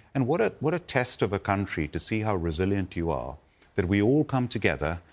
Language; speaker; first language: English; non-native, local second language; Gujarati